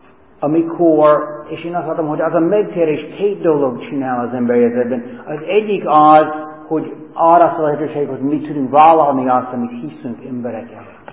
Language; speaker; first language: Hungarian; non-native, fluent; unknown